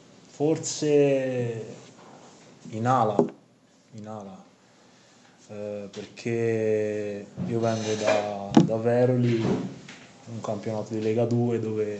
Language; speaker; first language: Italian; non-native, fluent; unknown